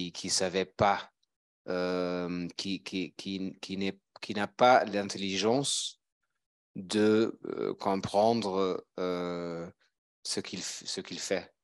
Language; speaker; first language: French; non-native, fluent; German